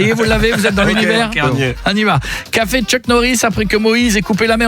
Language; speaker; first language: French; native; French